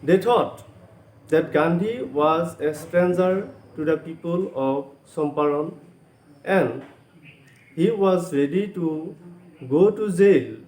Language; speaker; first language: English; non-native, local second language; Assamese